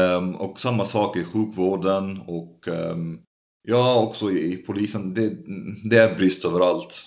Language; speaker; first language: Swedish; non-native, fluent; Arabic